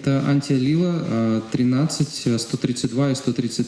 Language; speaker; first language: Russian; native; Russian